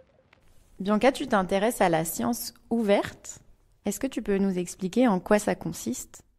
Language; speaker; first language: French; native; French